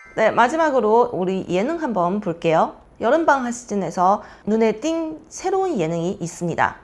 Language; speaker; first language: Korean; non-native, fluent; Chinese